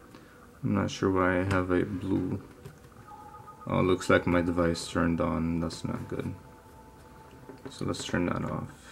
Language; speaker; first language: English; native; English